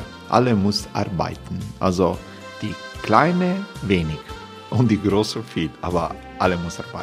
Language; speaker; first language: German; non-native, learner; Croatian